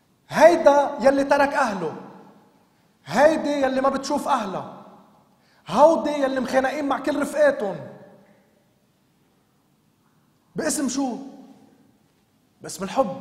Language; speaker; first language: Arabic; native; Arabic